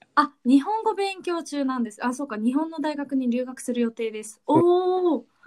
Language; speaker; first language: Japanese; early bilingual, other home language; Korean